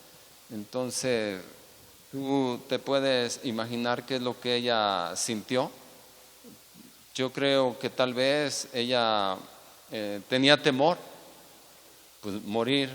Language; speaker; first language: Spanish; native; Spanish